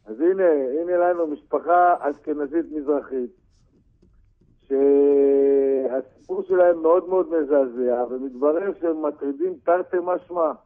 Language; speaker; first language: Hebrew; native; Hebrew